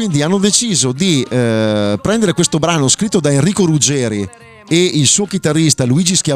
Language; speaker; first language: Italian; native; Italian